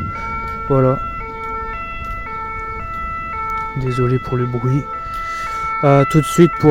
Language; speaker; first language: French; native; French